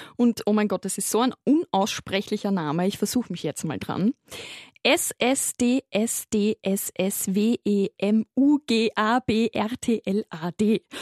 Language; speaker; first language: German; native; German